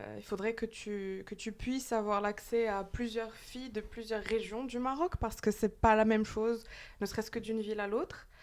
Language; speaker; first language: French; non-native, local second language; Arabic